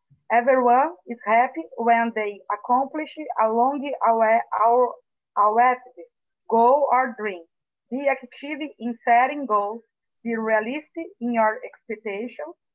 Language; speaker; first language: English; non-native, learner; Portuguese